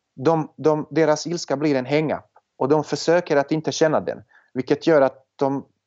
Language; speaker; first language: Swedish; non-native, fluent; Serbian